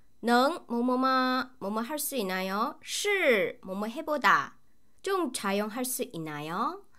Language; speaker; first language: Korean; non-native, fluent; Chinese